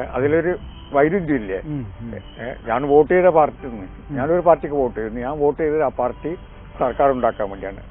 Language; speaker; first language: Malayalam; native; Malayalam